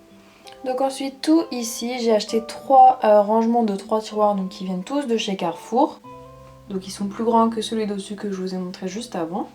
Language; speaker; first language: French; native; French